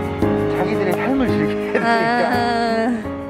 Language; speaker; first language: Korean; native; Korean